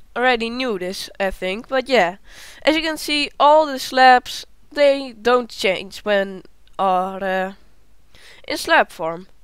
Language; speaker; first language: English; non-native, learner; Dutch